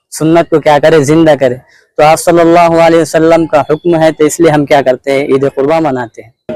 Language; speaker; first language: Urdu; native; Urdu